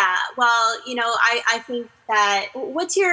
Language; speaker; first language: English; native; English